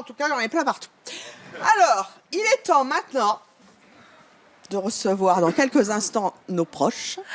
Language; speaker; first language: French; native; French